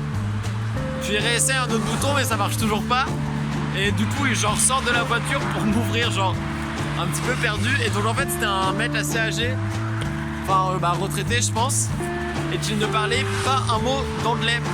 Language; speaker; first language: French; native; French